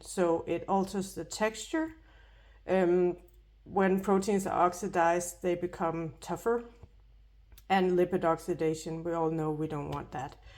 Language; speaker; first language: English; non-native, fluent; Danish